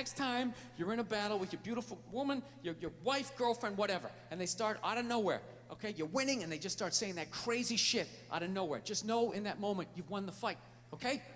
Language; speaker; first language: English; native; English